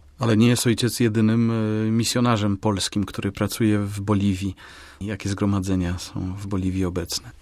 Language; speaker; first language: Polish; native; Polish